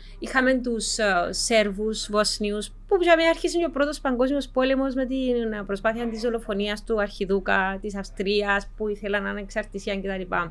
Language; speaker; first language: Greek; native; Greek